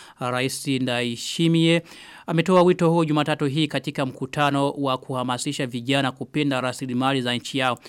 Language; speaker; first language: Swahili; non-native, local second language; Rundi